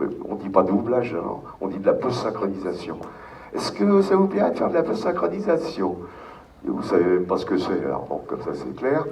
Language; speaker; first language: French; native; French